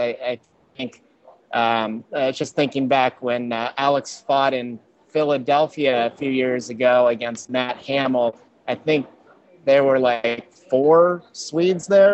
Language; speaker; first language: English; native; English